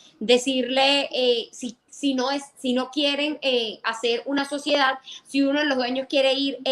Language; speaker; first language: Spanish; native; Spanish